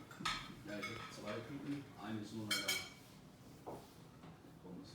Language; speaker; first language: German; native; German